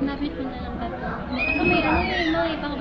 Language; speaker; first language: Filipino; native; Filipino